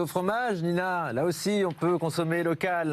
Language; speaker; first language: French; native; French